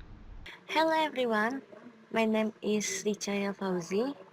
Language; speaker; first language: English; non-native, learner; Indonesian